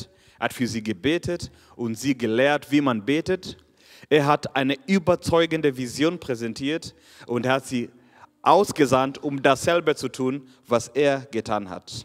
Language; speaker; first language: German; non-native, fluent; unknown